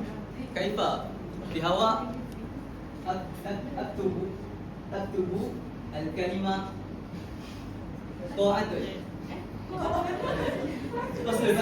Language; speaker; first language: Arabic; non-native, learner; Malay